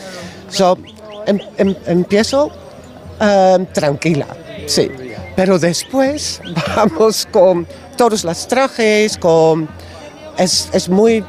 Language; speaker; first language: Spanish; non-native, learner; Dutch